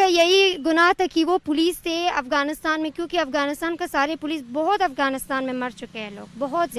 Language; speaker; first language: Hindi; non-native, fluent; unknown